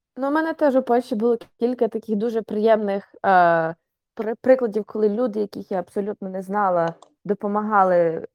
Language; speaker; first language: Ukrainian; native; Ukrainian